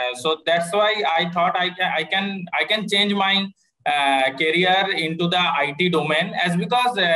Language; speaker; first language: English; non-native, local second language; Bangla